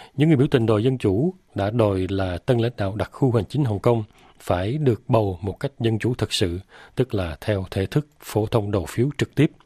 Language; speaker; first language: Vietnamese; native; Vietnamese